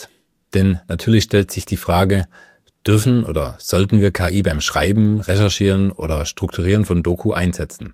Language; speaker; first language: German; native; German